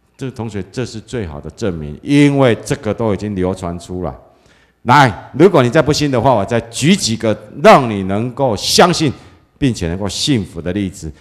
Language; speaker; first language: Chinese; native; Chinese